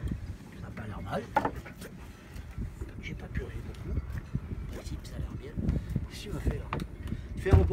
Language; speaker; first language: French; native; French